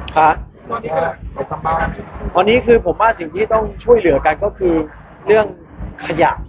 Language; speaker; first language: Thai; native; Thai